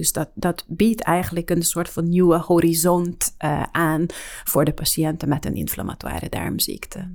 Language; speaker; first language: Dutch; non-native, fluent; Hungarian